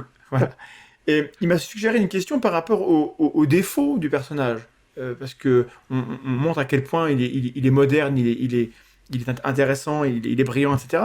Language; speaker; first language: French; native; French